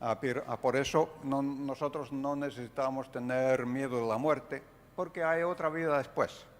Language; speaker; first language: Spanish; non-native, fluent; Finnish